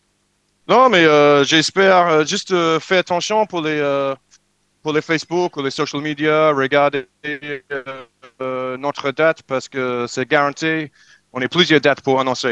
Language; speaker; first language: French; non-native, learner; English